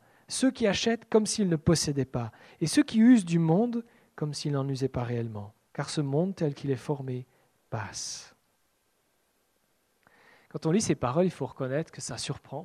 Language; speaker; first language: French; native; French